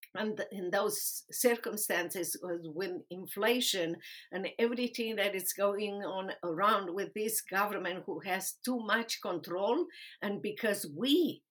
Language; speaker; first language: English; non-native, fluent; Romanian